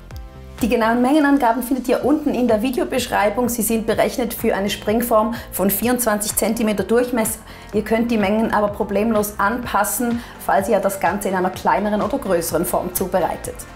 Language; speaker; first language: German; native; German